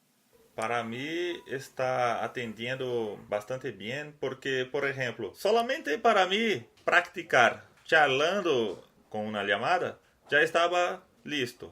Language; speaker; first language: Spanish; non-native, learner; Portuguese